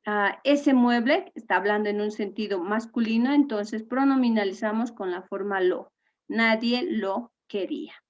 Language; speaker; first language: Spanish; native; Spanish